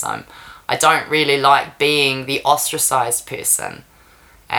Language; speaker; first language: English; native; English